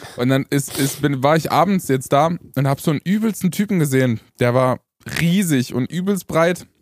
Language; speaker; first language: German; early bilingual, other home language; Romanian